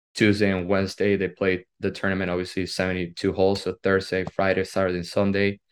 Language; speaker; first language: English; non-native, fluent; Spanish